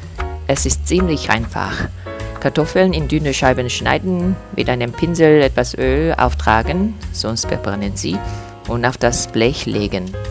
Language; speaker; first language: German; non-native, fluent; Korean